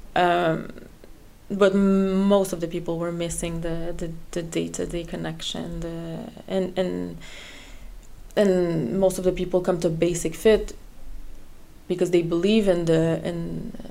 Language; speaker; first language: English; non-native, fluent; French